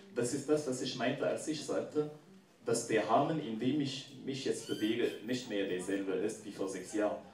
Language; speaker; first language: German; non-native, fluent; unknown